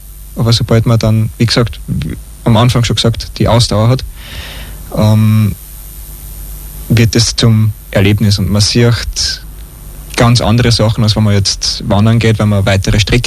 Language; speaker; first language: German; native; German